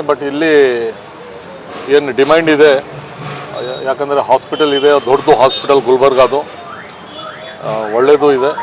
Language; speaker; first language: Kannada; non-native, local second language; Urdu